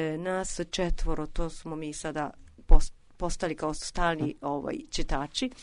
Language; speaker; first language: Serbian; non-native, fluent; Japanese